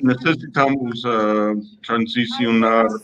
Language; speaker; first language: Spanish; non-native, learner; English